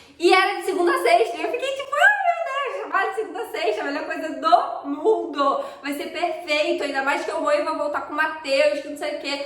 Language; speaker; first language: Portuguese; native; Portuguese